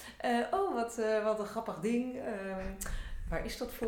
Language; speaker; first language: Dutch; native; Dutch